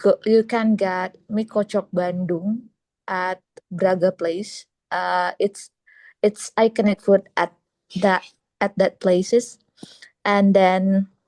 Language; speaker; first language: English; non-native, learner; Indonesian